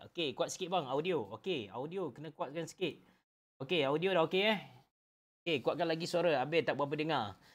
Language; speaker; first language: Malay; native; Malay